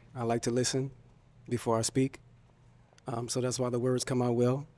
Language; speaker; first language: English; native; English